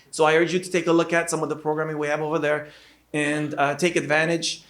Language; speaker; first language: English; native; English